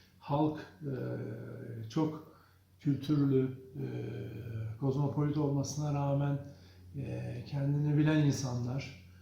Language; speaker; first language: Turkish; early bilingual, other home language; Azerbaijani